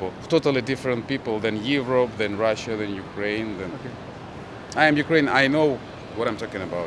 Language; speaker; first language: English; non-native, learner; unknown